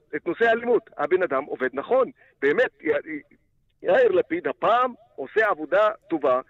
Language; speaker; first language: Hebrew; non-native, local second language; Arabic